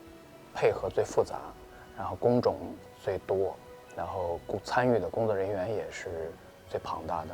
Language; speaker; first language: Chinese; native; Chinese